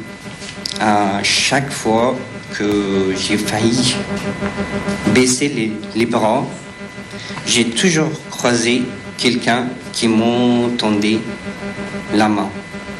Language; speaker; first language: French; non-native, fluent; Persian